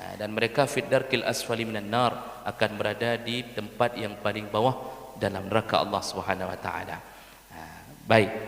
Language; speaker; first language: Malay; non-native, local second language; Achinese